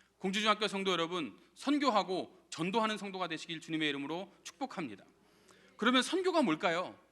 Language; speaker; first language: Korean; native; Korean